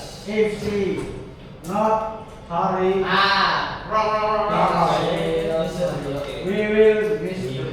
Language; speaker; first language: English; non-native, learner; Indonesian